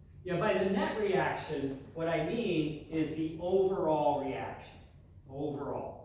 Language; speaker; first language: English; native; English